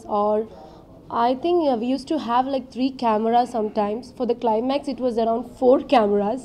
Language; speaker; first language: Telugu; non-native, learner; Malayalam